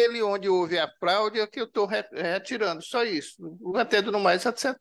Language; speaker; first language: Portuguese; native; Portuguese